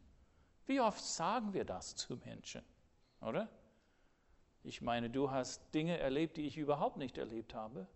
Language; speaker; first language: German; non-native, fluent; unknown